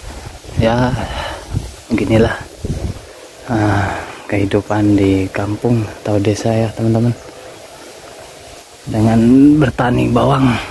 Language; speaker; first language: Indonesian; non-native, local second language; Madurese